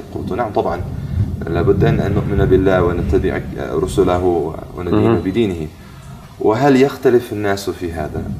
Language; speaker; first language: Arabic; non-native, fluent; English